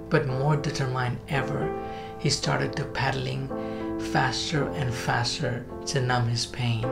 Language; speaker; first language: English; non-native, local second language; Bangla